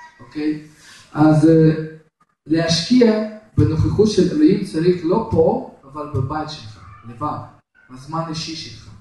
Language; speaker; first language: Hebrew; non-native, fluent; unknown